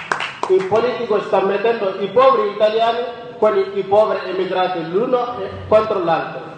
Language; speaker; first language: Italian; non-native, learner; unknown